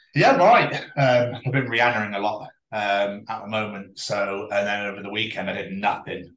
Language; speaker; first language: English; native; English